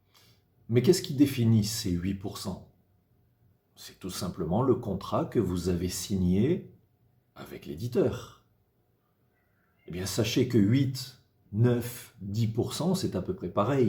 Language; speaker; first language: French; native; French